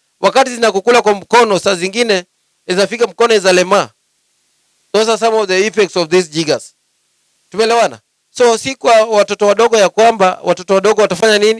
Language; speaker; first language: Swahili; non-native, local second language; Luyia